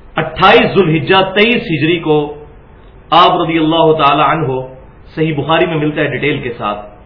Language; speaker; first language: Urdu; non-native, local second language; Punjabi